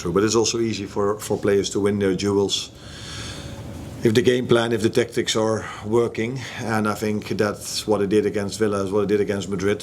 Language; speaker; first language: English; non-native, fluent; Dutch